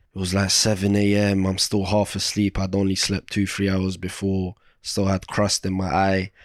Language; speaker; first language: English; native; English